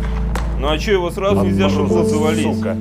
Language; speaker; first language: Russian; native; Russian